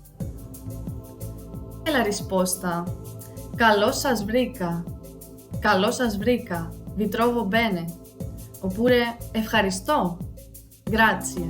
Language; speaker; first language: Italian; native; Italian